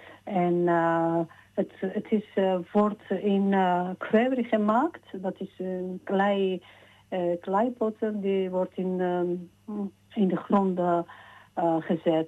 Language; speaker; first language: Dutch; non-native, fluent; Georgian